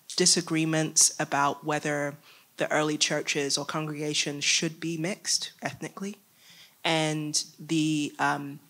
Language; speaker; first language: English; native; English